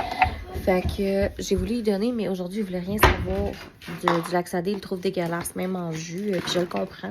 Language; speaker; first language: French; native; French